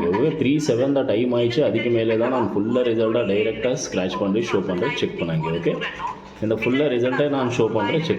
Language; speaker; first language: Tamil; non-native, learner; Kannada